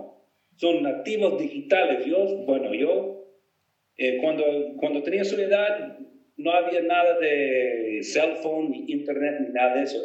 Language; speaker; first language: Spanish; non-native, fluent; English